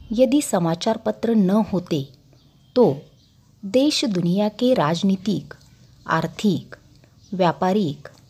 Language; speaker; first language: Hindi; non-native, local second language; Marathi